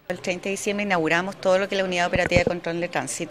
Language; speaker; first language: Spanish; native; Spanish